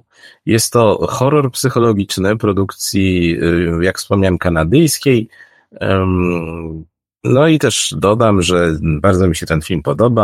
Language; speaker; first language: Polish; native; Polish